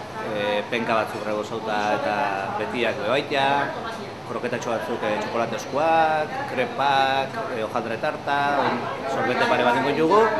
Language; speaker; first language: Basque; native; Basque